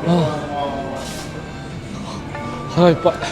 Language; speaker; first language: Japanese; non-native, fluent; Chinese